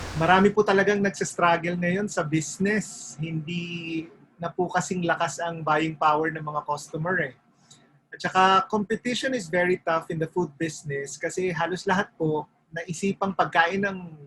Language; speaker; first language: Filipino; native; Filipino